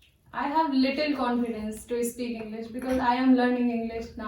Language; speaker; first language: English; non-native, learner; Hindi